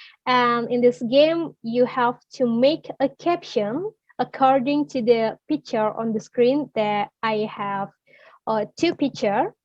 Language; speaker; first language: English; non-native, learner; Indonesian